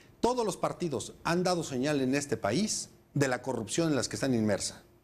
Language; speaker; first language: Spanish; native; Spanish